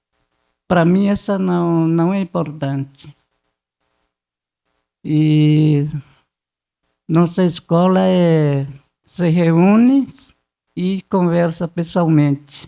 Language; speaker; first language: Portuguese; non-native, local second language; Guarani